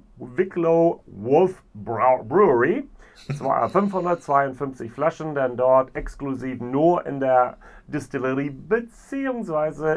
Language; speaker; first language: German; non-native, fluent; English